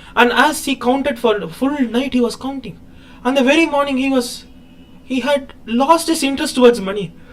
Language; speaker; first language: English; non-native, local second language; Tamil